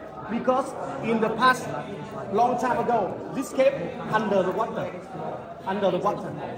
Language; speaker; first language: English; non-native, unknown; Vietnamese